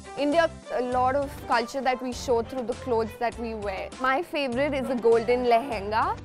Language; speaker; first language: English; non-native, local second language; Hindi